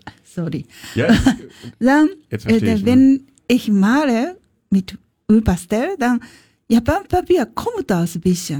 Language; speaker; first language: German; non-native, learner; Japanese